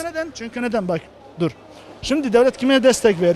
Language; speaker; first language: Turkish; non-native, learner; Arabic